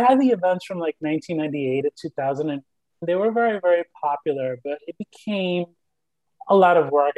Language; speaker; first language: English; early bilingual, other home language; Spanish